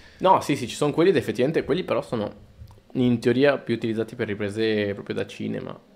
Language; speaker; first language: Italian; early bilingual, other home language; Spanish